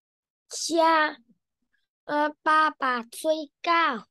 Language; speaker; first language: Chinese; non-native, learner; Vietnamese